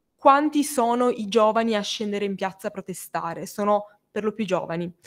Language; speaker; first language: Italian; native; Italian